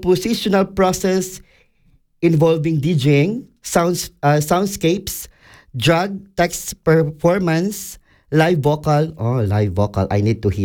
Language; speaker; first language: English; non-native, local second language; Cebuano